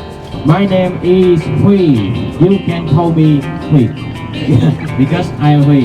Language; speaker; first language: English; non-native, learner; Vietnamese